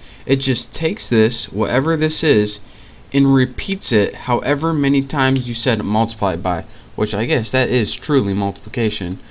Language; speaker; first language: English; native; English